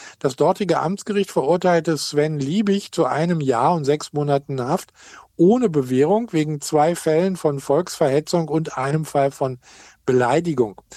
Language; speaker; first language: German; native; German